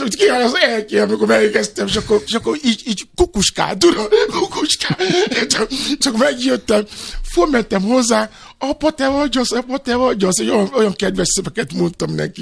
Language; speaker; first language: Hungarian; non-native, fluent; Yoruba